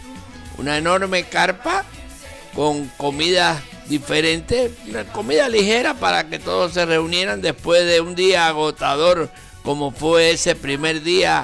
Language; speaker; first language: Spanish; native; Spanish